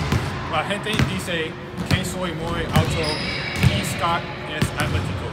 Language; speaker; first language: Spanish; non-native, learner; English